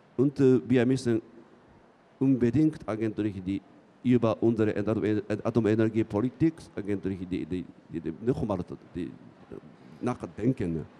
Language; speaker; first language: German; non-native, fluent; Japanese